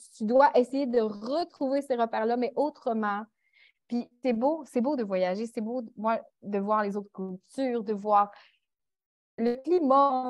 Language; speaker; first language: French; native; French